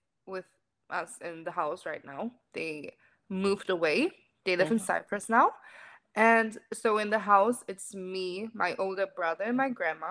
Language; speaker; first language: English; non-native, fluent; German